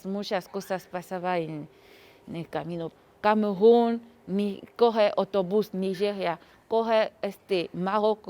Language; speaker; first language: Spanish; non-native, learner; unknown